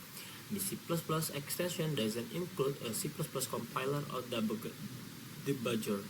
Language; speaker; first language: English; non-native, learner; Indonesian